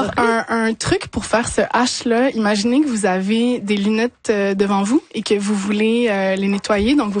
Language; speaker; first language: French; native; French